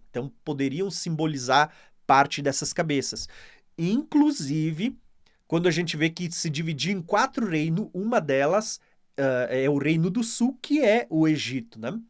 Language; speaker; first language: Portuguese; native; Portuguese